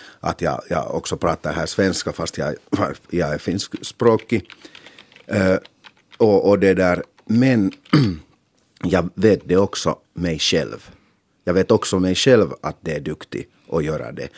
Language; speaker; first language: Swedish; non-native, local second language; Finnish